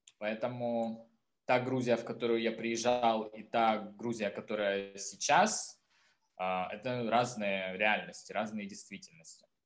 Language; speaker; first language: Russian; native; Russian